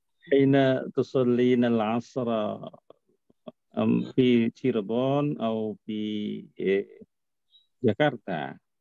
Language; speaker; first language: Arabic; non-native, learner; Indonesian